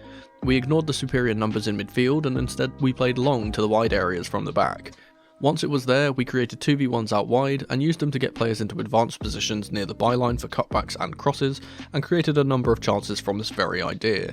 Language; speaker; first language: English; native; English